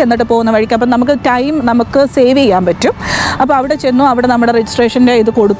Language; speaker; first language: Malayalam; native; Malayalam